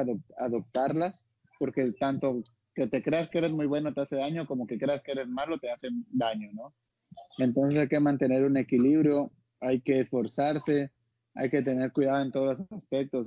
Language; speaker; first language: Spanish; native; Spanish